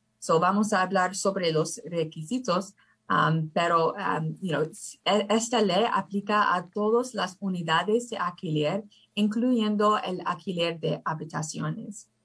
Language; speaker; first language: Spanish; early bilingual, heritage; English